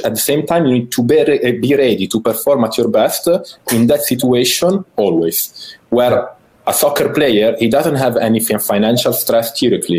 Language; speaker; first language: English; non-native, fluent; Italian